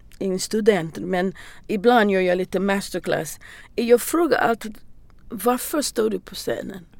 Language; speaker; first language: Swedish; non-native, learner; English